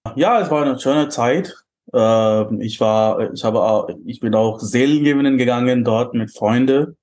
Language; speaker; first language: German; non-native, fluent; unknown